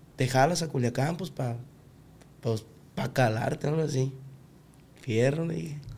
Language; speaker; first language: Spanish; native; Spanish